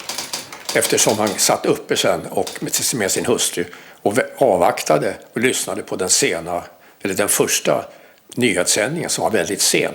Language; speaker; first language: Swedish; native; Swedish